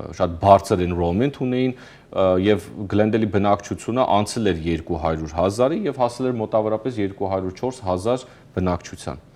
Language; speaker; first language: Armenian; early bilingual, heritage; Armenian